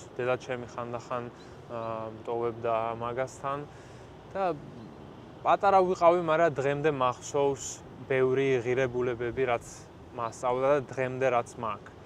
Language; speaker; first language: Georgian; early bilingual, heritage; Georgian